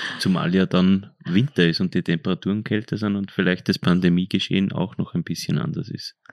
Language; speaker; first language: German; native; German